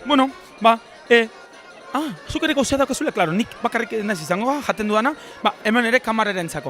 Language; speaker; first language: Basque; native; Basque